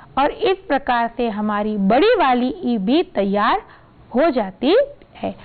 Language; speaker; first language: Hindi; non-native, local second language; Gujarati